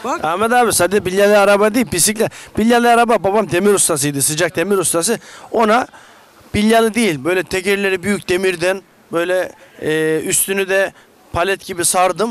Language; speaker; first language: Turkish; native; Turkish